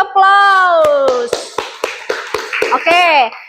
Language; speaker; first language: English; non-native, learner; Indonesian